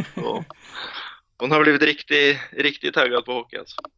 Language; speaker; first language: Swedish; non-native, fluent; Norwegian